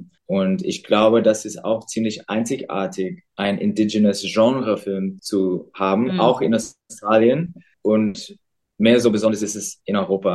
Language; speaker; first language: German; non-native, fluent; English